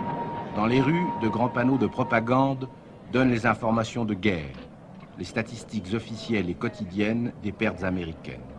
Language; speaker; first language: French; native; French